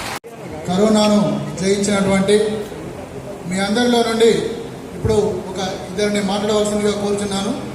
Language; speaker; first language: Telugu; native; Telugu